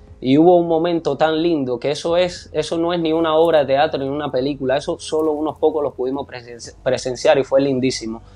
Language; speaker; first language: Spanish; native; Spanish